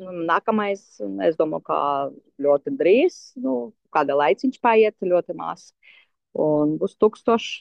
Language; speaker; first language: Latvian; non-native, local second language; Russian